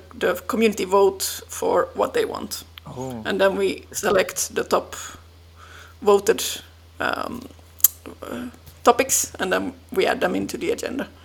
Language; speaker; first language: English; non-native, fluent; Finnish